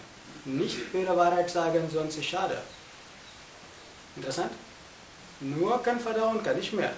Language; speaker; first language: German; non-native, fluent; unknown